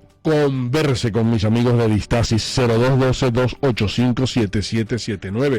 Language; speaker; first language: Spanish; native; Spanish